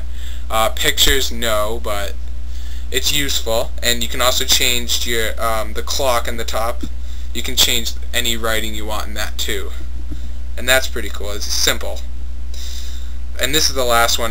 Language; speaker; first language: English; native; English